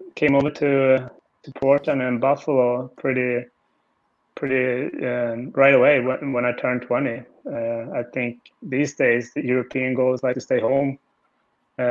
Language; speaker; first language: English; non-native, fluent; Swedish